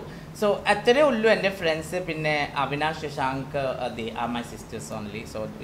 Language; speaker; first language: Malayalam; non-native, learner; Assamese